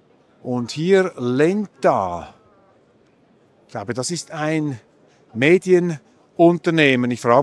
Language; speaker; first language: German; native; German